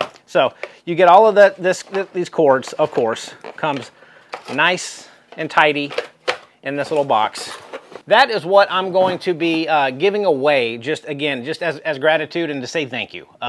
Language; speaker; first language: English; native; English